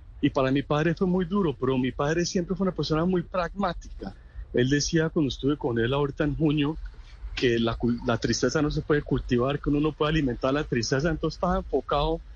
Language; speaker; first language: Spanish; native; Spanish